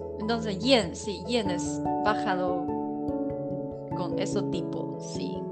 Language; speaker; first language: Spanish; non-native, learner; Chinese